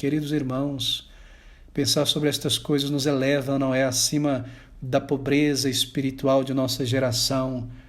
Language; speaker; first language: Portuguese; native; Portuguese